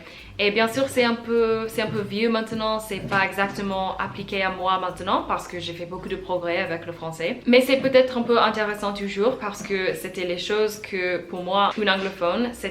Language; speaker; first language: French; non-native, learner; English